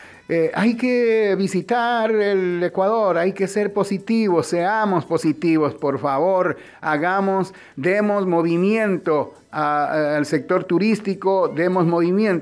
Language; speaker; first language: Spanish; native; Spanish